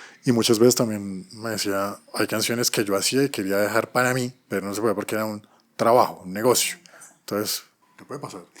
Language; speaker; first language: Spanish; native; Spanish